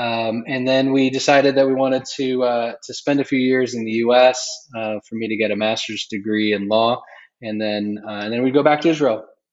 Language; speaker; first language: English; native; English